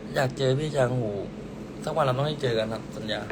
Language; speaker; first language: Thai; native; Thai